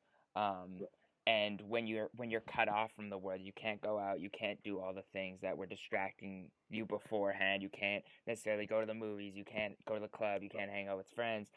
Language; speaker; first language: English; native; English